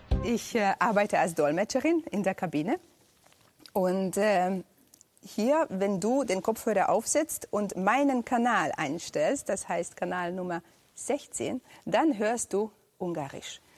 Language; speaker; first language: German; non-native, fluent; Hungarian